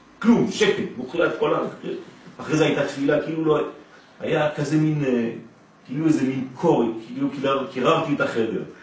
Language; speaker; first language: Hebrew; non-native, fluent; French